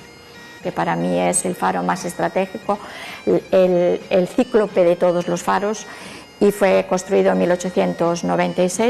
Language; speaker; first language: Spanish; native; Spanish